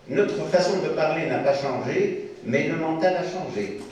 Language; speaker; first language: French; non-native, local second language; Arabic